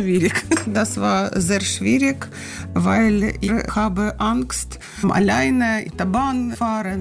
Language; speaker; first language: German; non-native, learner; Ukrainian